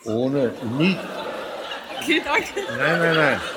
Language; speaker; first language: German; non-native, fluent; Danish